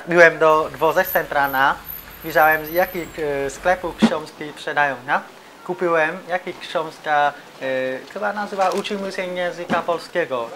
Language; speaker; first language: Polish; non-native, learner; Vietnamese